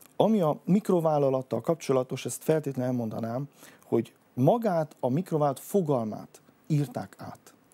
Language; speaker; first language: Hungarian; native; Hungarian